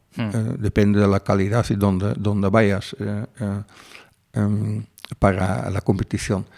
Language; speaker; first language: Spanish; non-native, fluent; Dutch